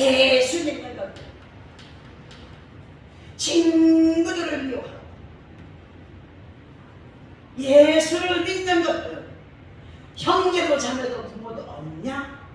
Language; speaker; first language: Korean; native; Korean